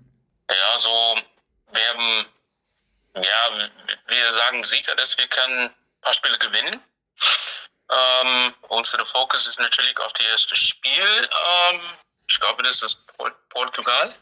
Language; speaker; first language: German; non-native, fluent; English